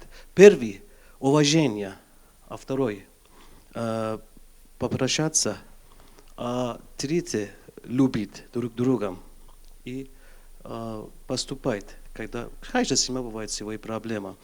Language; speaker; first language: Russian; non-native, learner; Persian